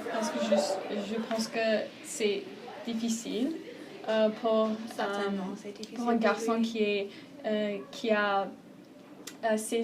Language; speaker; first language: French; non-native, learner; Persian